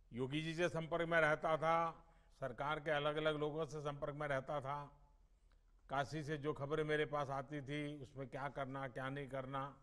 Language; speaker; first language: Hindi; non-native, local second language; Gujarati